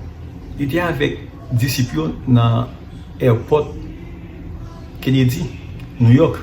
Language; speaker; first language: French; non-native, local second language; Haitian Creole